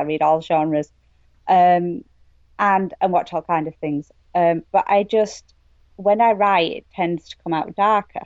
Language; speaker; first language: English; native; English